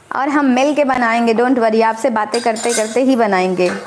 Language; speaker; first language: Hindi; native; Hindi